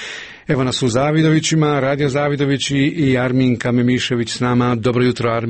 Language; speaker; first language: Croatian; native; Croatian